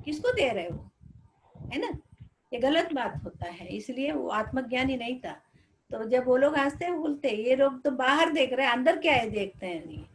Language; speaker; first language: Hindi; non-native, local second language; Telugu